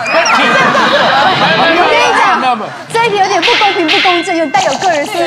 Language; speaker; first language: Chinese; native; Chinese